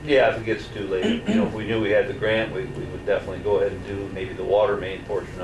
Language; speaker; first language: English; native; English